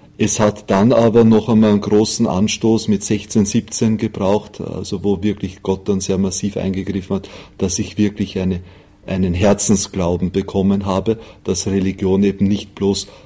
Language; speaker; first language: German; native; German